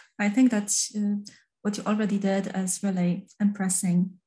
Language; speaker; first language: English; non-native, fluent; Polish